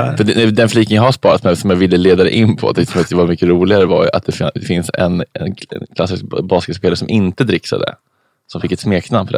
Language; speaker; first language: Swedish; native; Swedish